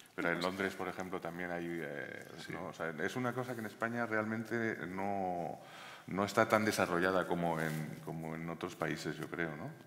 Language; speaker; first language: Spanish; native; Spanish